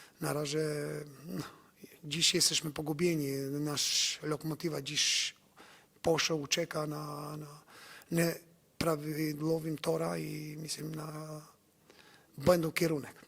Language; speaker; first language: Polish; non-native, learner; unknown